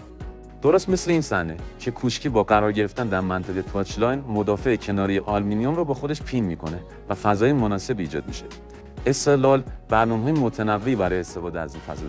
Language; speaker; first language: Persian; native; Persian